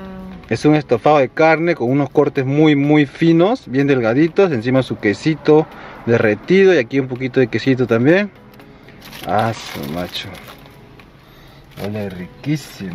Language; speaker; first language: Spanish; native; Spanish